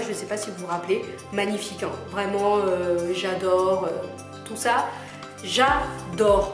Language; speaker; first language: French; native; French